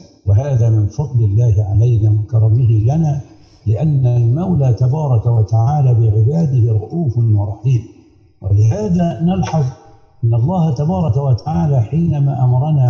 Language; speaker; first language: Arabic; native; Arabic